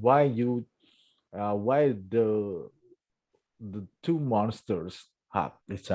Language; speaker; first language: English; non-native, fluent; Indonesian